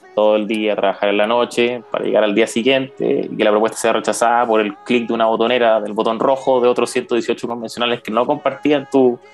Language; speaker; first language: Spanish; native; Spanish